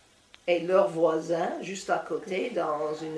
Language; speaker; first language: French; non-native, fluent; English